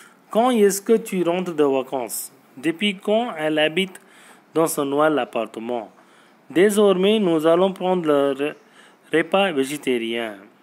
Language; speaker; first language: French; non-native, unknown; Tamil